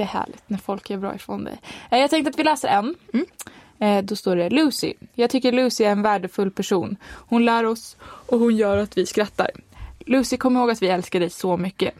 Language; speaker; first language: Swedish; native; Swedish